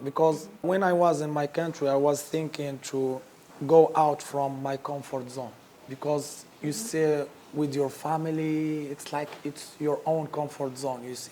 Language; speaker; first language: English; non-native, learner; Arabic